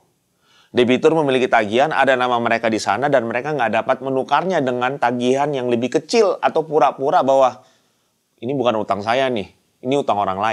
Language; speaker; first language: Indonesian; native; Indonesian